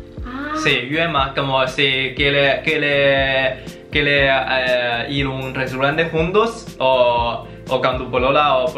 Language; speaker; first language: Spanish; non-native, learner; Chinese